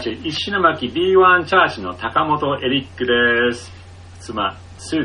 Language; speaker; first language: Japanese; non-native, fluent; English